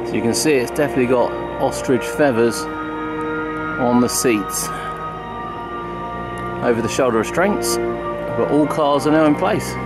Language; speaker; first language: English; native; English